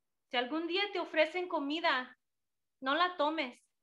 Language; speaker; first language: Spanish; early bilingual, heritage; Spanish